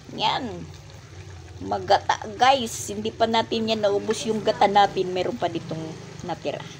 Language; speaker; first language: Filipino; non-native, local second language; Waray